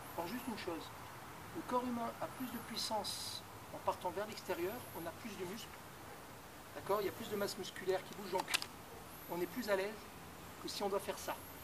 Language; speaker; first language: French; native; French